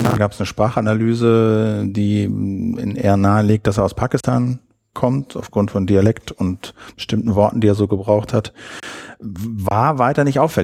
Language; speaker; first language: German; native; German